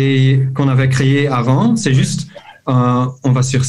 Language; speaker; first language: French; non-native, local second language; Dutch